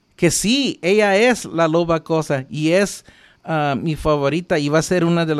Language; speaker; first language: Spanish; early bilingual, heritage; Spanish